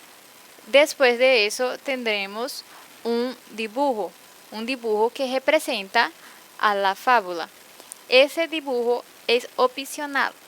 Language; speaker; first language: Spanish; non-native, fluent; Portuguese